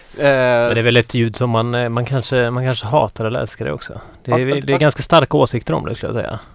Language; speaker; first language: Swedish; native; Swedish